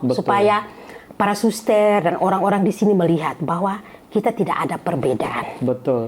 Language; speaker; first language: Indonesian; non-native, fluent; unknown